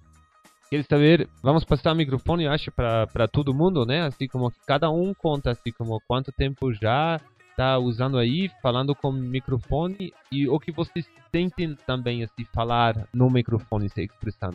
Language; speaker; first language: Portuguese; non-native, fluent; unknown